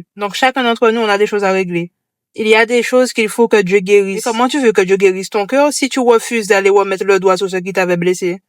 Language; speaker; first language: French; native; French